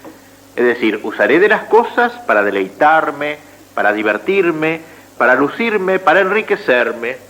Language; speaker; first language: Spanish; native; Spanish